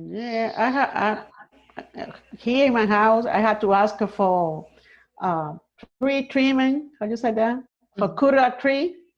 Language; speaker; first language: English; non-native, learner; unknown